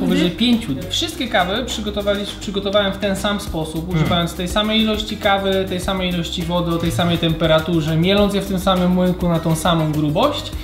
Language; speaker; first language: Polish; native; Polish